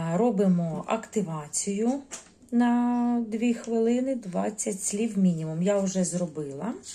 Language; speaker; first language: Ukrainian; non-native, local second language; Russian